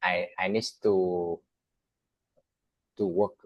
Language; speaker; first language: English; non-native, learner; Vietnamese